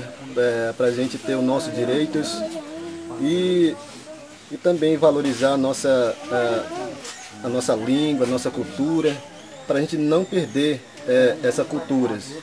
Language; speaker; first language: Portuguese; non-native, local second language; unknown